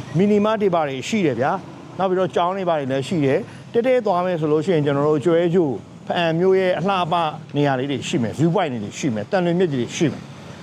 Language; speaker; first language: Burmese; native; Burmese